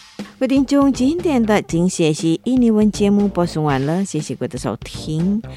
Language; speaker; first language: Chinese; non-native, fluent; Indonesian